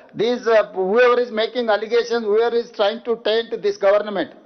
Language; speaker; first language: English; non-native, local second language; Telugu